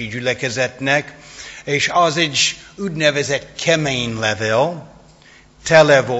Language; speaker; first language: Hungarian; non-native, fluent; English